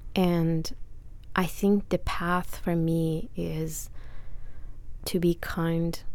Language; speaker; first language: English; non-native, fluent; Persian